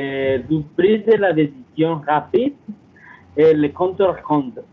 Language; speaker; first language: French; non-native, learner; Spanish